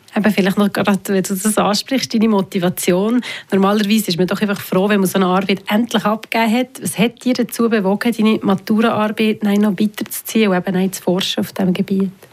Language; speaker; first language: German; native; German